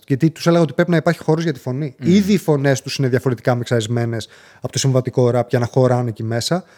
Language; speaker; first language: Greek; native; Greek